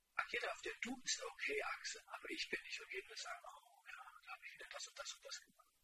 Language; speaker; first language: German; native; German